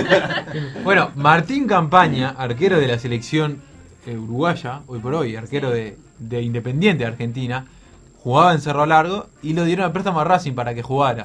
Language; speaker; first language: Spanish; native; Spanish